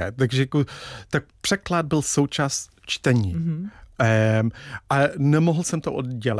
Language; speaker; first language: Czech; non-native, fluent; English